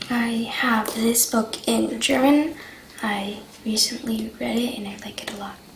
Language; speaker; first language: English; early bilingual, heritage; English